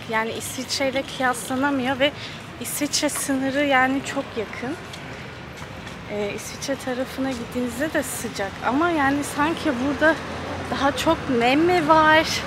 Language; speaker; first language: Turkish; early bilingual, heritage; Turkish